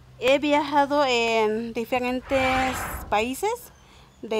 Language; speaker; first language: Spanish; non-native, local second language; Tzotzil